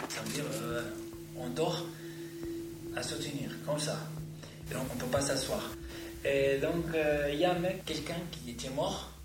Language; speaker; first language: French; non-native, learner; Arabic